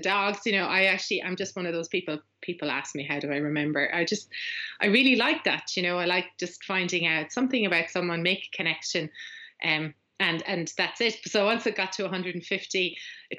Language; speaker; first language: English; native; English